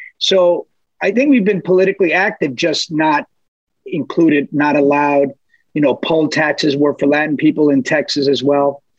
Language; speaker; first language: English; early bilingual, other home language; Spanish